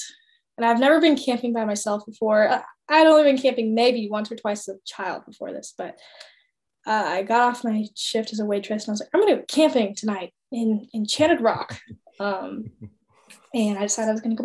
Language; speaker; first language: English; native; English